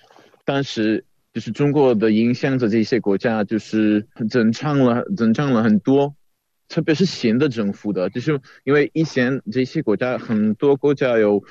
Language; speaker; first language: Chinese; non-native, fluent; Czech